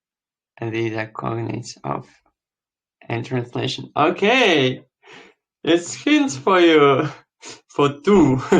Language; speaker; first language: English; non-native, learner; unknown